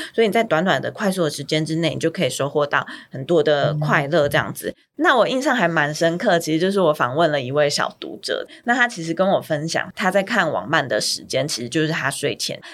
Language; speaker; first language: Chinese; native; Chinese